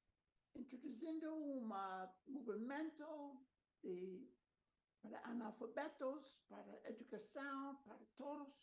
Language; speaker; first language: Portuguese; non-native, learner; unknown